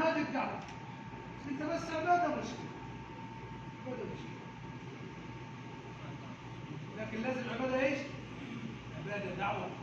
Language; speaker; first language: Arabic; non-native, learner; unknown